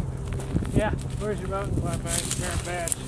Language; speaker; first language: English; native; English